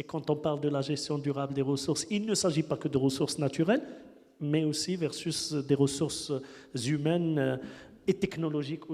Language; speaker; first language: French; non-native, local second language; Arabic